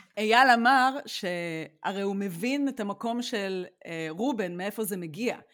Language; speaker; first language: Hebrew; native; Hebrew